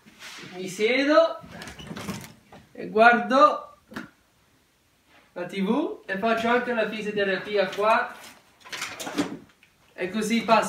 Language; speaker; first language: Italian; early bilingual, heritage; Italian